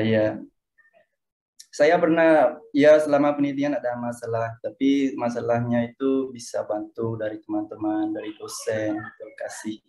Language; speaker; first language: Indonesian; non-native, fluent; Khmer